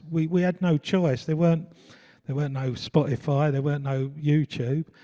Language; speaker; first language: English; native; English